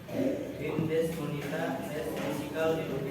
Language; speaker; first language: English; non-native, learner; Indonesian